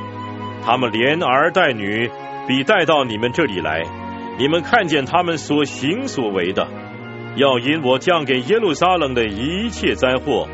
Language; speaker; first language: Chinese; native; Chinese